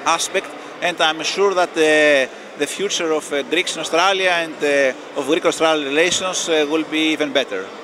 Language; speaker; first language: English; non-native, fluent; Greek